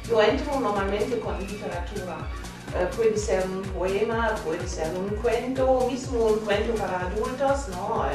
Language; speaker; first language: Spanish; non-native, fluent; German